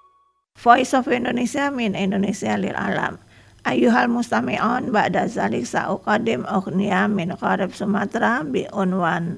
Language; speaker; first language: Arabic; non-native, fluent; Indonesian